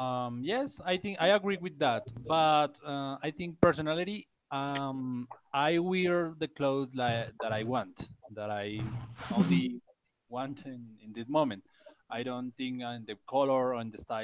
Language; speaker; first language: English; non-native, learner; Spanish